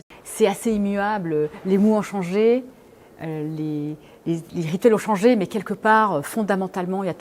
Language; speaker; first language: French; native; French